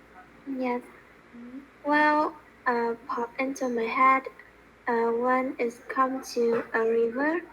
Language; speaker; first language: English; non-native, learner; Vietnamese